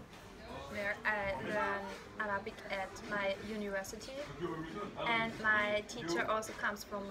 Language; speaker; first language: English; non-native, fluent; German